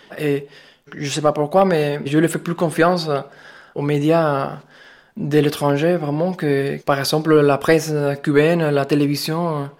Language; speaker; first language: French; non-native, fluent; Spanish